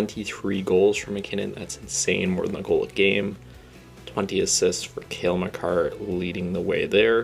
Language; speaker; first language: English; native; English